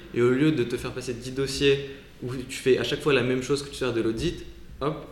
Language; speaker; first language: French; native; French